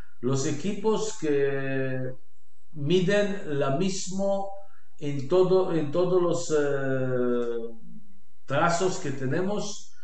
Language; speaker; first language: Spanish; non-native, learner; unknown